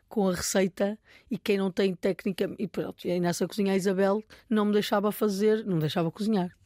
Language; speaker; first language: Portuguese; native; Portuguese